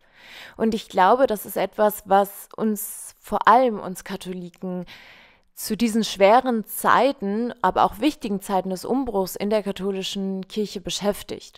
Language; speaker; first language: German; native; German